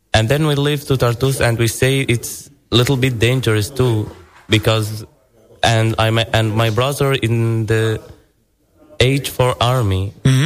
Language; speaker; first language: English; non-native, learner; Arabic